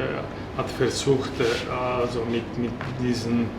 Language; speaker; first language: German; non-native, fluent; Italian